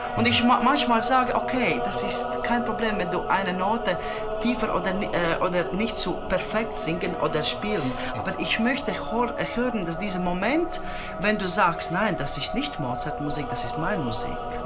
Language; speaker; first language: German; non-native, learner; Latvian